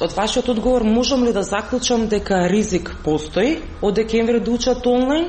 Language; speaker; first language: Macedonian; native; Macedonian